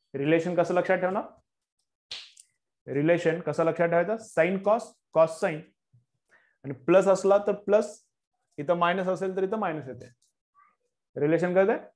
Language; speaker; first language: Marathi; native; Marathi